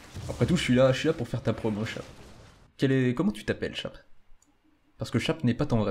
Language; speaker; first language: French; native; French